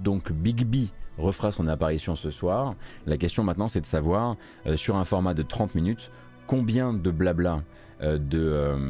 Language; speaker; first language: French; native; French